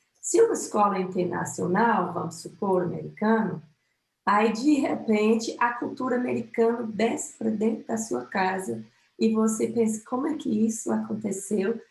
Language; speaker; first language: Portuguese; non-native, fluent; English